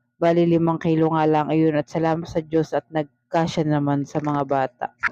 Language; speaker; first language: Filipino; native; Filipino